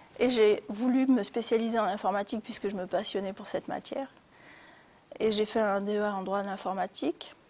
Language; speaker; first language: French; early bilingual, other home language; Arabic